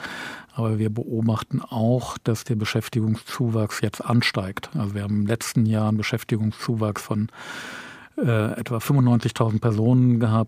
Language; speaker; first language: German; native; German